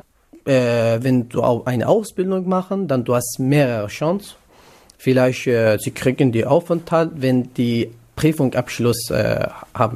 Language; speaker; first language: German; non-native, learner; Kurdish